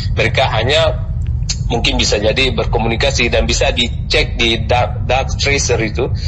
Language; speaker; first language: Indonesian; non-native, local second language; Achinese